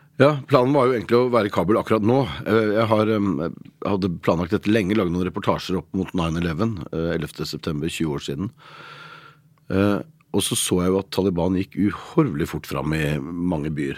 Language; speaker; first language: Norwegian; native; Norwegian